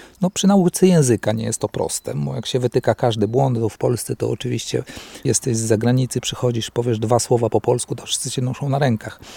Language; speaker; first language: Polish; native; Polish